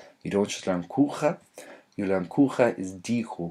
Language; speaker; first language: German; non-native, fluent; English